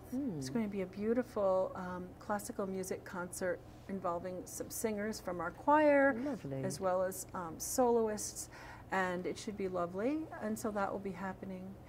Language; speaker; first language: English; native; English